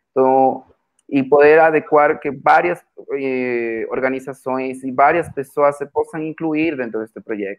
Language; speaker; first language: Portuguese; non-native, fluent; Spanish